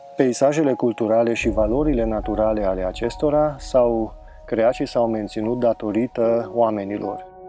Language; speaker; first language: Romanian; non-native, local second language; Hungarian